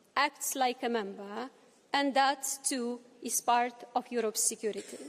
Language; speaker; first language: English; non-native, fluent; Romanian